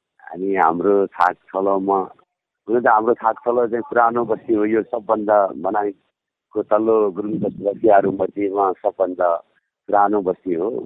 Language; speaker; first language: Nepali; non-native, local second language; Gurung